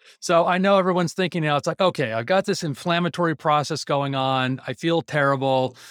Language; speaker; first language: English; native; English